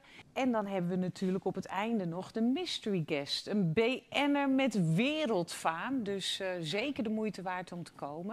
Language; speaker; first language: Dutch; native; Dutch